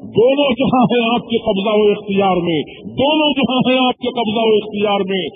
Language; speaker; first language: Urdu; native; Urdu